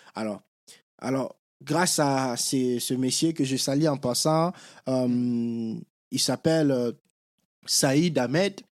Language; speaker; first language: French; non-native, local second language; Lingala